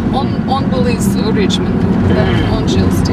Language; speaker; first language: Russian; non-native, fluent; English